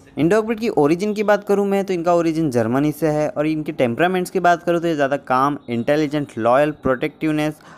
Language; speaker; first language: Hindi; native; Hindi